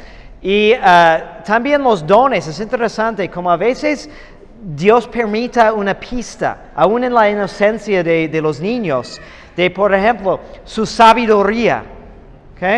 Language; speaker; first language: Spanish; non-native, fluent; English